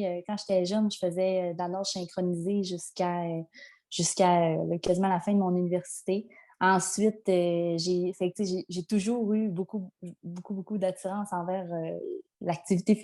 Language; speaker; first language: French; native; French